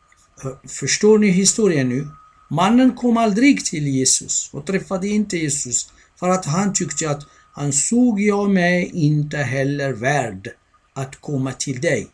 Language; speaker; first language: Swedish; non-native, fluent; Arabic